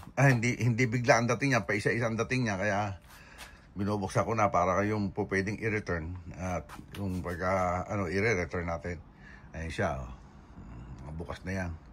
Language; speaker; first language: Filipino; native; Filipino